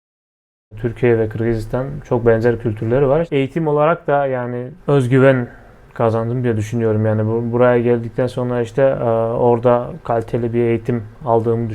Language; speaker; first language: Turkish; non-native, fluent; Kyrgyz